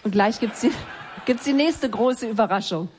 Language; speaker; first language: German; native; German